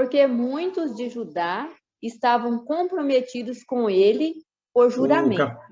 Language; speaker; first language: Portuguese; native; Portuguese